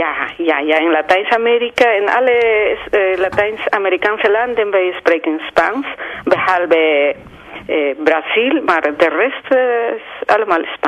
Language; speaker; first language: Dutch; non-native, learner; Spanish